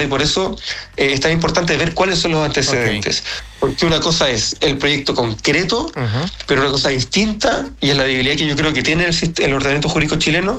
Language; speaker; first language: Spanish; native; Spanish